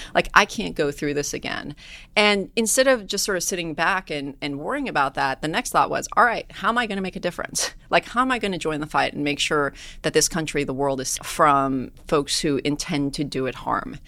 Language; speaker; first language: English; early bilingual, other home language; Persian